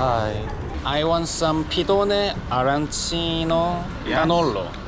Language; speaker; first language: English; non-native, learner; Korean